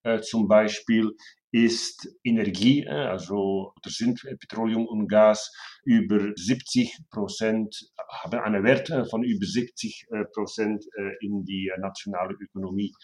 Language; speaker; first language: German; non-native, fluent; Dutch